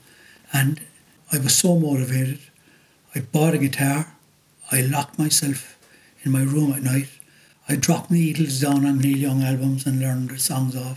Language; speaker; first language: English; native; English